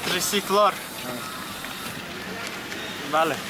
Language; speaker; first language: Spanish; non-native, learner; English